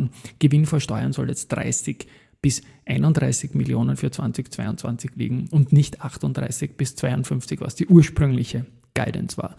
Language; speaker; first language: German; native; German